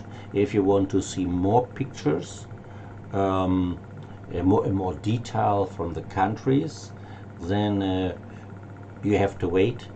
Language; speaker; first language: English; non-native, learner; German